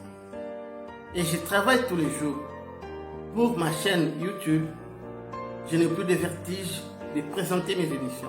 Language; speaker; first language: French; non-native, local second language; Lingala